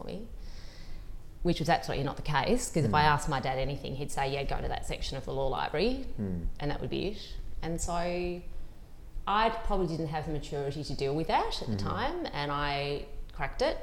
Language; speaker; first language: English; native; English